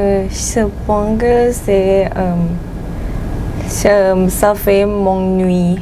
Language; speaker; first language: French; non-native, learner; Thai